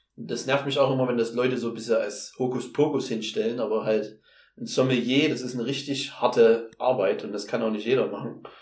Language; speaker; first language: German; native; German